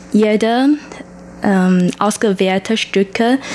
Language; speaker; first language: German; non-native, learner; Chinese